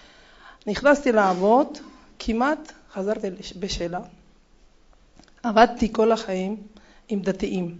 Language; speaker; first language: Hebrew; non-native, fluent; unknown